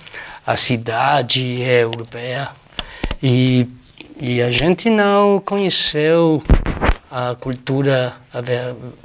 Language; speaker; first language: Portuguese; non-native, fluent; Spanish